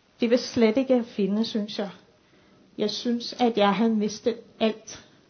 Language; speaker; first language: Danish; non-native, fluent; English